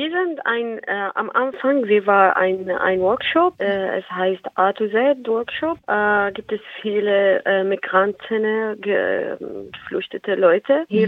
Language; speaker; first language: German; non-native, learner; Arabic